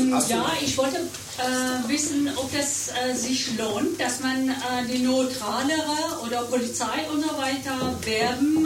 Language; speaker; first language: German; non-native, learner; Persian